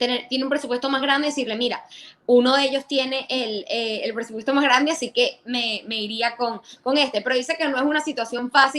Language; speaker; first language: Spanish; native; Spanish